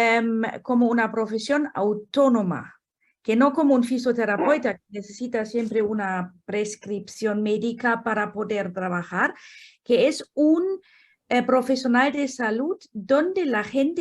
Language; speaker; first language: Spanish; non-native, fluent; German